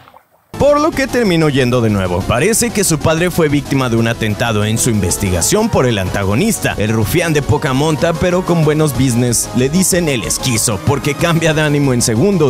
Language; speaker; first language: Spanish; native; Spanish